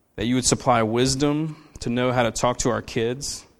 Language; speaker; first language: English; native; English